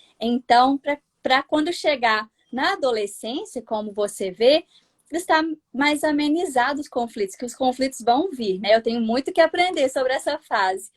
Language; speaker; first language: Portuguese; native; Portuguese